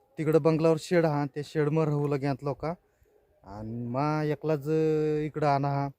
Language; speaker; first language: Marathi; non-native, local second language; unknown